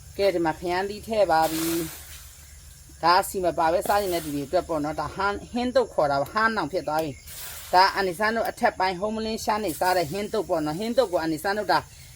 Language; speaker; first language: Burmese; non-native, local second language; Shan